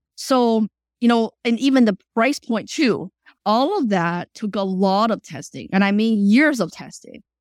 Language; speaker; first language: English; early bilingual, other home language; Chinese